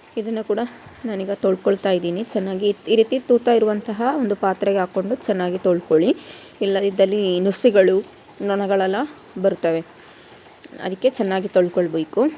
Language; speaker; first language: Kannada; non-native, local second language; Kodava